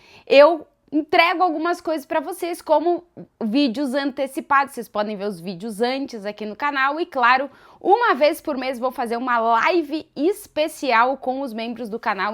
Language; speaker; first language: Portuguese; native; Portuguese